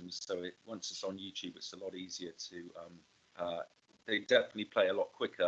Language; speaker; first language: English; native; English